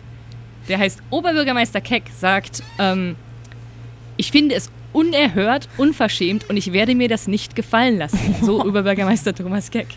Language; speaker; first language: German; native; German